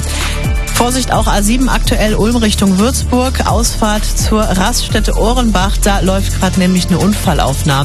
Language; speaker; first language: German; native; German